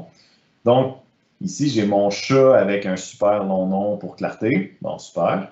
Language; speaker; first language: French; native; French